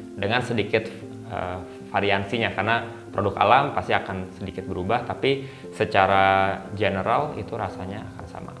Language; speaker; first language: Indonesian; native; Indonesian